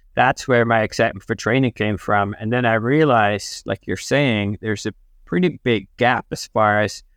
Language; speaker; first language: English; non-native, fluent; Dutch